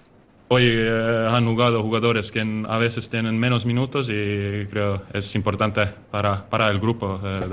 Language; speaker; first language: Spanish; non-native, learner; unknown